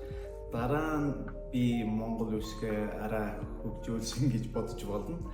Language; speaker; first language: Mongolian; non-native, fluent; Turkish